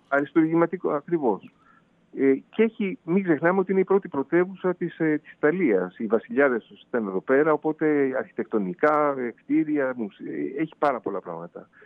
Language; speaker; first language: Greek; native; Greek